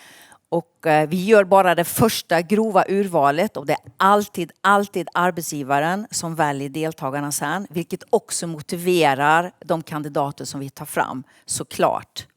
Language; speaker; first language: Swedish; native; Swedish